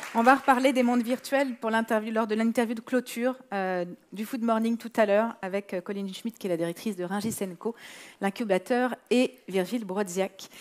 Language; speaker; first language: French; native; French